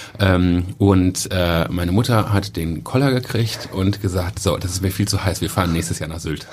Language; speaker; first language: German; native; German